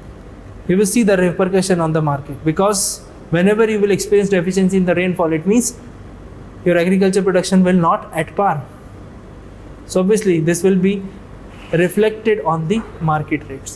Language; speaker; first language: English; non-native, local second language; Hindi